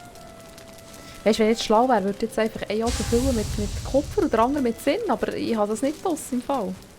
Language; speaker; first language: German; native; German